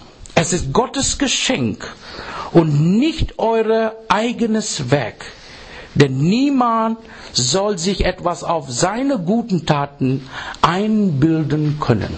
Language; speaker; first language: German; non-native, learner; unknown